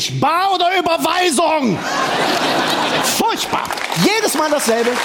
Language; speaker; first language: German; native; German